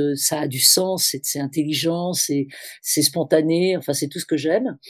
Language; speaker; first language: French; native; French